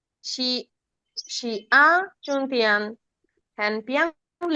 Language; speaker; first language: Chinese; non-native, learner; Bangla